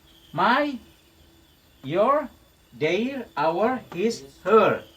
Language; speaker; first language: English; non-native, learner; Sundanese